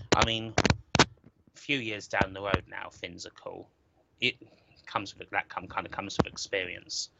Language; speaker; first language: English; native; English